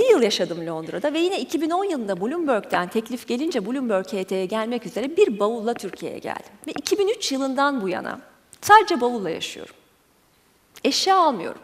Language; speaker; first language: Turkish; native; Turkish